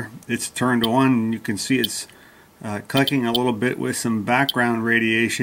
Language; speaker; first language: English; native; English